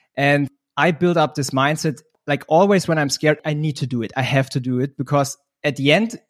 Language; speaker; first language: English; non-native, fluent; German